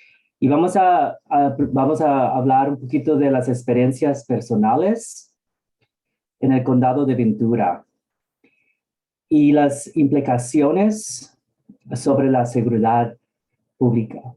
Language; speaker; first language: Spanish; early bilingual, heritage; Spanish